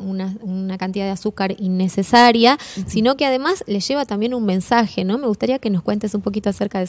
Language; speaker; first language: Spanish; native; Spanish